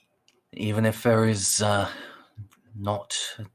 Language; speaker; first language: English; native; English